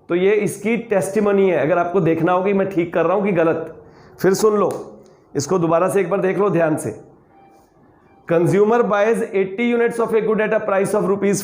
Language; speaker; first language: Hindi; native; Hindi